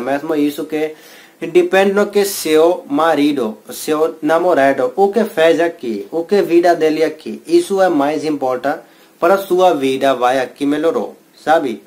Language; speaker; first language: Portuguese; non-native, learner; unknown